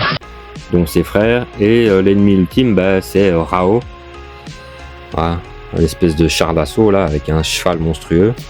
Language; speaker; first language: French; native; French